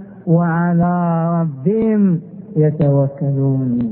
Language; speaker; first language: Arabic; native; Arabic